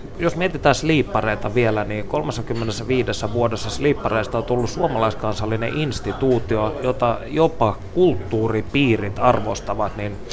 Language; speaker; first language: Finnish; native; Finnish